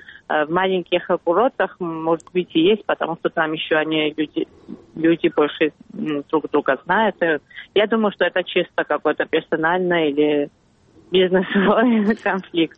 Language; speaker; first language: Russian; non-native, fluent; Georgian